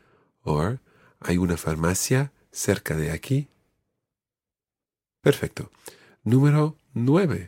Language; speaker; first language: Spanish; non-native, fluent; English